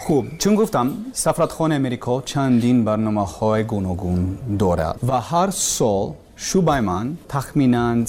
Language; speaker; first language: Persian; non-native, learner; English